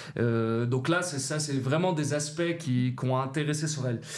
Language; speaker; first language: French; native; French